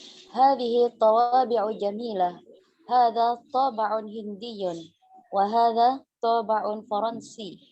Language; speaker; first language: Arabic; non-native, learner; Indonesian